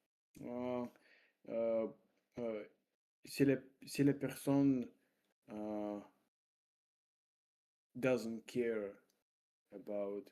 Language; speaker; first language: French; non-native, learner; Russian